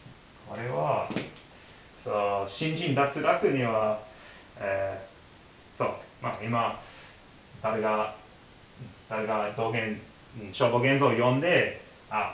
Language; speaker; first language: Japanese; non-native, learner; English